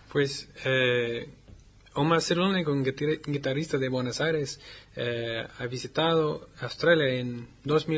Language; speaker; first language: Spanish; non-native, learner; English